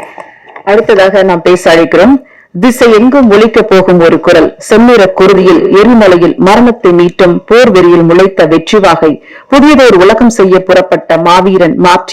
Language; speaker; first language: Tamil; native; Tamil